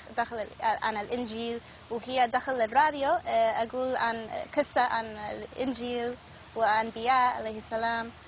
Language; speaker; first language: Egyptian Arabic; non-native, learner; Spanish